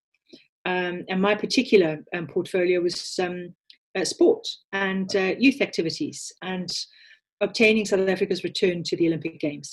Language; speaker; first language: English; native; English